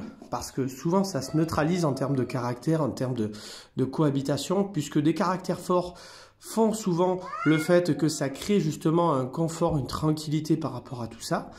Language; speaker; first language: French; native; French